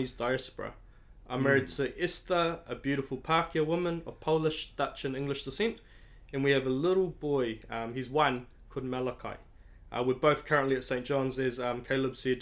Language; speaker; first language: English; native; English